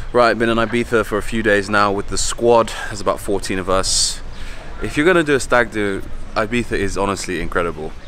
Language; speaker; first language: English; native; English